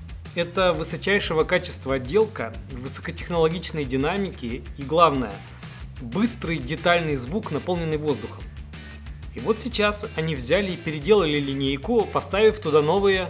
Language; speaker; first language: Russian; native; Russian